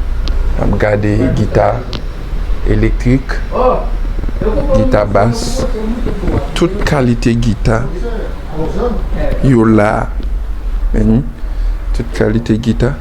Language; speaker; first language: French; non-native, learner; Haitian Creole